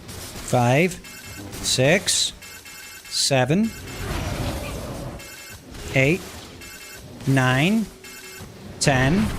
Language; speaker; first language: English; native; English